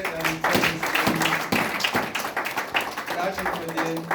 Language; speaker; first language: German; non-native, fluent; Rundi